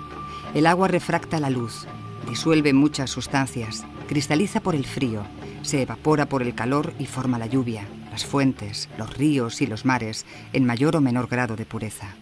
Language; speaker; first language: Spanish; native; Spanish